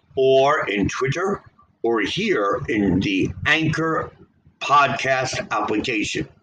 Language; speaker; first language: English; native; English